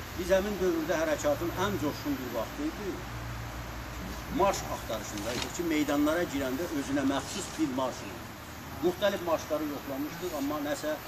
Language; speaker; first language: Azerbaijani; non-native, local second language; Talysh